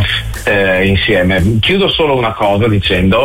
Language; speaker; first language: Italian; native; Italian